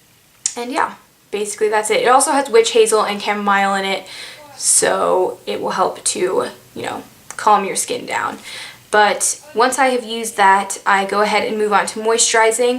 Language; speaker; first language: English; native; English